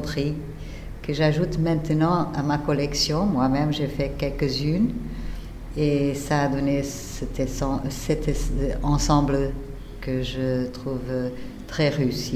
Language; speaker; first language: French; non-native, fluent; Portuguese